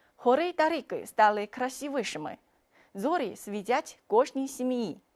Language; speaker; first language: Ukrainian; non-native, fluent; Chinese